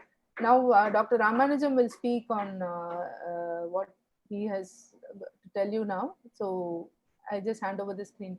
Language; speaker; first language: English; non-native, local second language; Tamil